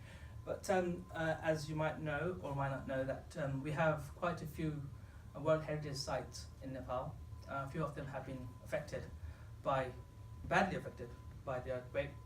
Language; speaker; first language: English; non-native, fluent; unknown